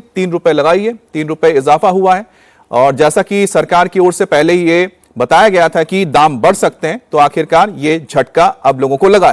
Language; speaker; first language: Hindi; native; Hindi